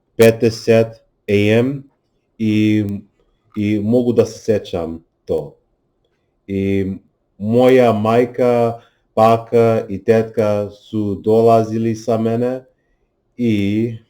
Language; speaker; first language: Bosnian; non-native, learner; English